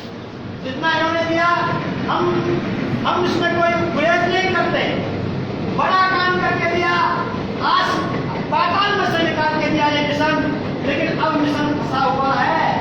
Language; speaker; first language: Hindi; native; Hindi